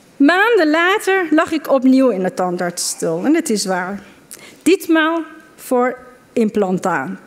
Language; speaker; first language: Dutch; non-native, fluent; Persian